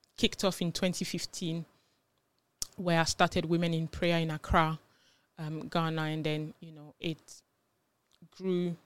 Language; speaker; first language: English; non-native, fluent; French